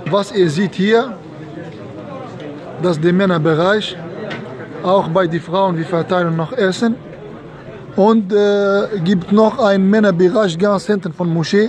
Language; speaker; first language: German; non-native, learner; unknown